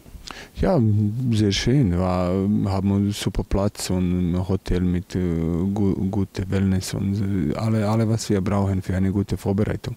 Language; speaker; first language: German; non-native, learner; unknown